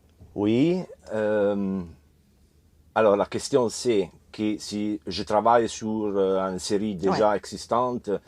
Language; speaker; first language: French; non-native, learner; Italian